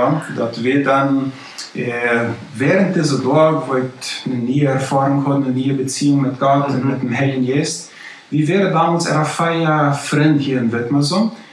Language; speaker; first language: German; non-native, learner; Plautdietsch